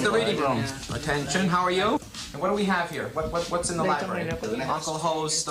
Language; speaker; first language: English; native; English